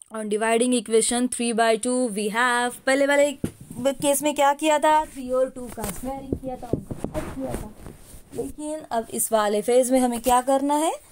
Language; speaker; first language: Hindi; non-native, local second language; Marathi